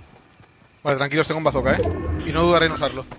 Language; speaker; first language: Spanish; native; Spanish